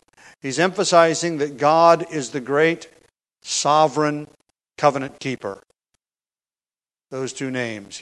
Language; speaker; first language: English; native; English